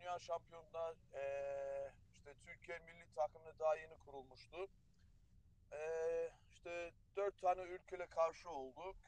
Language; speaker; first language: Turkish; early bilingual, heritage; Turkish